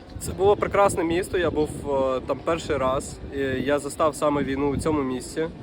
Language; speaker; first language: Ukrainian; native; Ukrainian